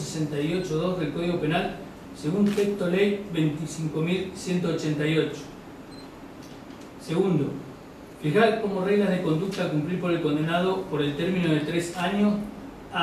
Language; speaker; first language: Spanish; native; Spanish